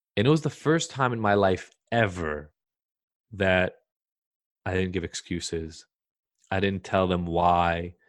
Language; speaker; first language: English; early bilingual, other home language; Hebrew